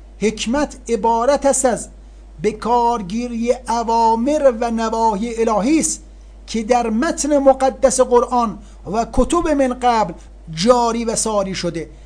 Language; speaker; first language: Persian; native; Persian